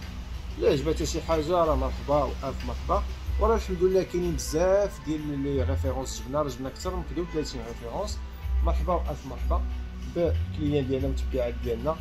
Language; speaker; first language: Arabic; native; Arabic